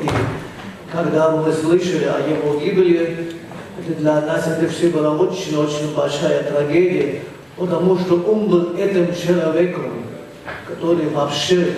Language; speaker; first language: Russian; non-native, fluent; German